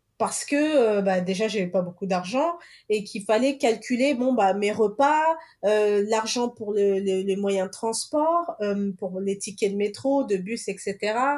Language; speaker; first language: French; early bilingual, other home language; Portuguese